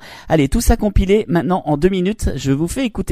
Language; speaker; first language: French; native; French